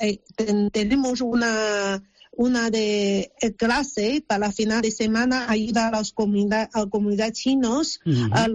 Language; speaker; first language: Spanish; non-native, learner; Chinese